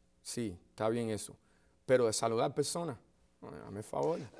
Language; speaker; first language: Spanish; early bilingual, heritage; Spanish